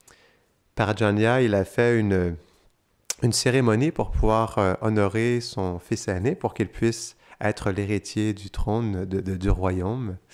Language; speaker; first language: French; native; French